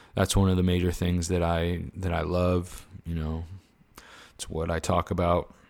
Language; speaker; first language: English; native; English